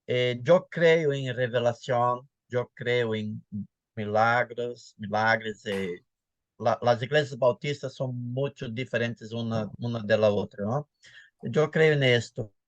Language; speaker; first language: Spanish; non-native, fluent; Portuguese